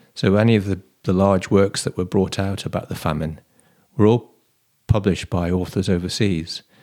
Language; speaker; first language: English; native; English